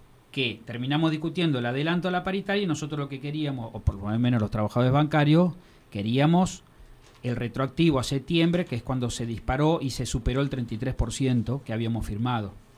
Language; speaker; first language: Spanish; native; Spanish